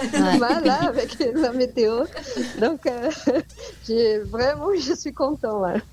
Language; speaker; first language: French; non-native, fluent; Portuguese